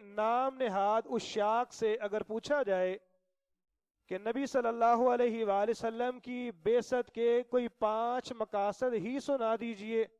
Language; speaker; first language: Urdu; non-native, local second language; Punjabi